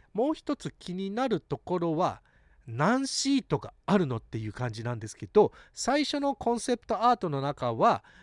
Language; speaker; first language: Japanese; early bilingual, heritage; English